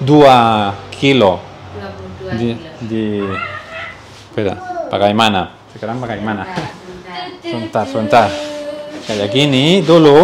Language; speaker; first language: Indonesian; non-native, learner; Spanish